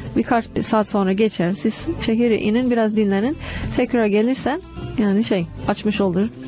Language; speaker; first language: Turkish; non-native, fluent; English